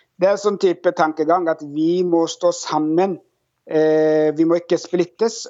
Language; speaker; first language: Norwegian; non-native, fluent; Oromo